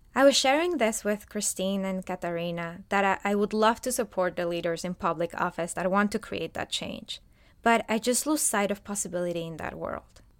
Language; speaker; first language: English; non-native, fluent; Spanish